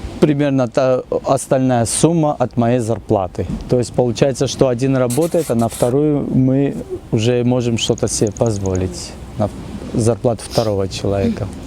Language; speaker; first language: Russian; native; Russian